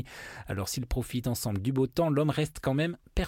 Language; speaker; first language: French; native; French